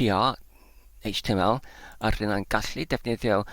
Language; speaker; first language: Welsh; non-native, learner; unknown